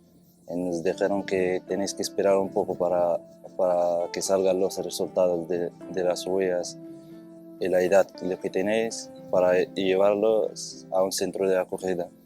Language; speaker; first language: Spanish; non-native, fluent; Arabic